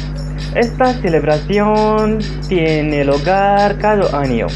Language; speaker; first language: Spanish; non-native, learner; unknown